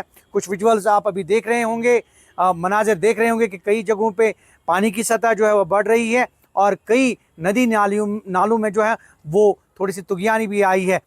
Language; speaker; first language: Hindi; non-native, local second language; Kashmiri